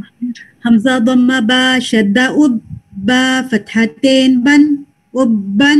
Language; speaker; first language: Arabic; non-native, learner; Urdu